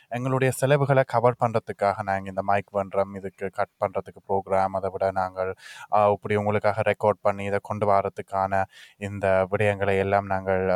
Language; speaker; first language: Tamil; native; Tamil